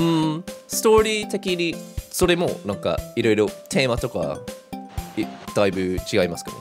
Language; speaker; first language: Japanese; non-native, fluent; English